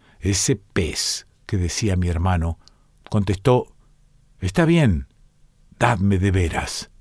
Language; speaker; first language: Spanish; native; Spanish